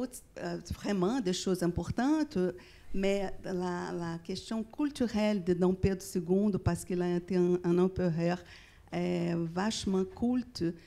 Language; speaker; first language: French; non-native, fluent; Portuguese